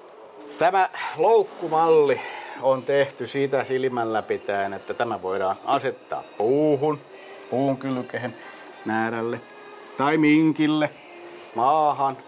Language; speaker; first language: Finnish; native; Finnish